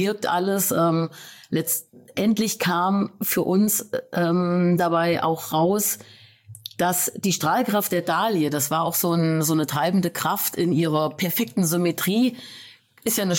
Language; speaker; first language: German; native; German